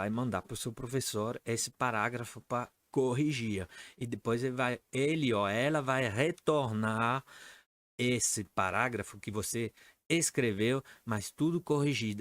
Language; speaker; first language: Portuguese; non-native, fluent; French